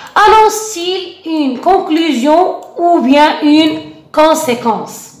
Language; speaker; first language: French; non-native, local second language; Arabic